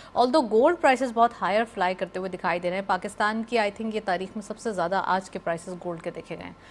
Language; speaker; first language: Urdu; native; Urdu